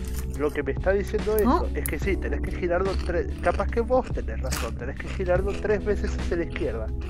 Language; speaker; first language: Spanish; native; Spanish